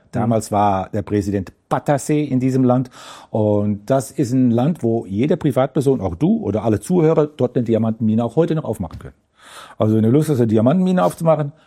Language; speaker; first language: German; non-native, fluent; Dutch